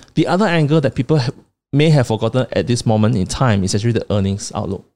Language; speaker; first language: English; non-native, local second language; Chinese